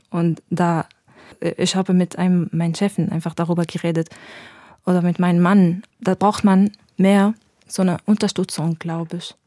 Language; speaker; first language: German; non-native, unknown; Arabic